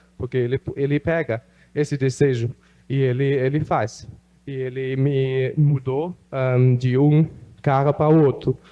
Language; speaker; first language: Portuguese; non-native, local second language; German